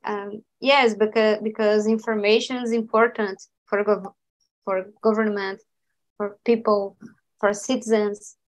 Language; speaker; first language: English; non-native, learner; Portuguese